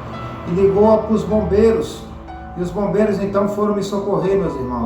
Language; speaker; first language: Portuguese; native; Portuguese